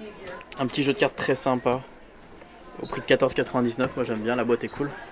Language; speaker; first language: French; native; French